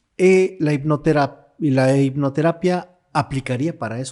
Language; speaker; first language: Spanish; native; Spanish